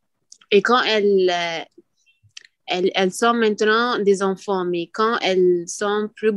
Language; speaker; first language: French; non-native, learner; Arabic